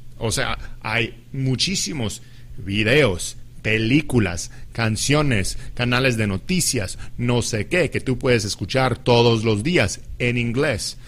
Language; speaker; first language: Spanish; non-native, fluent; English